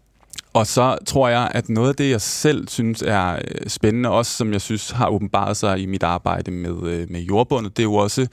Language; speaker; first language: Danish; native; Danish